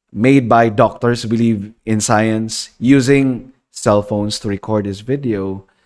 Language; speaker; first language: English; non-native, local second language; Filipino